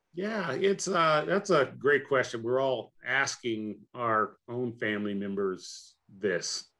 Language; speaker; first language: English; native; English